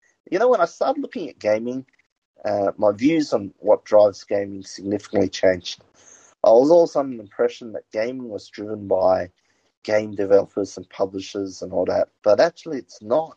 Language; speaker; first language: English; native; English